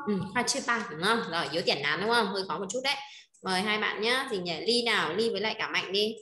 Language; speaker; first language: Vietnamese; native; Vietnamese